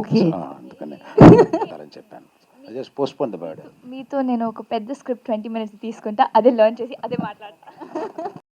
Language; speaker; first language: Telugu; non-native, fluent; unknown